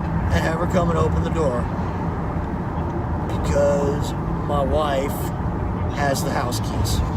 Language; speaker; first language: English; native; English